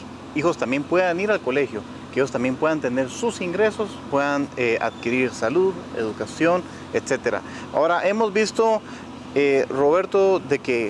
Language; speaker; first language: Spanish; native; Spanish